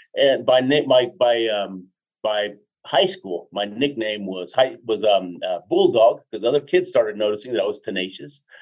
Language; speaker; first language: English; early bilingual, other home language; Spanish